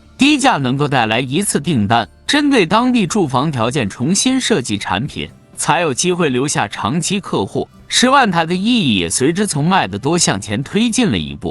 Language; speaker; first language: Chinese; native; Chinese